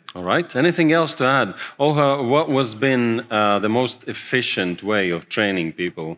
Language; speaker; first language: English; non-native, fluent; Latvian